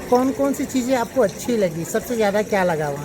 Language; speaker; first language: Hindi; native; Hindi